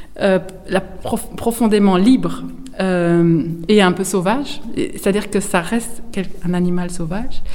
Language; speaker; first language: French; native; French